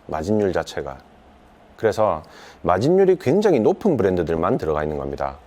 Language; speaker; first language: Korean; native; Korean